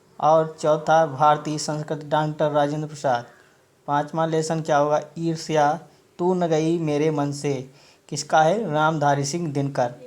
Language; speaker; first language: Hindi; native; Hindi